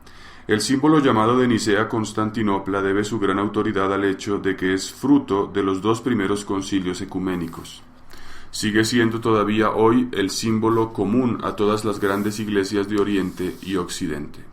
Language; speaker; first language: Spanish; native; Spanish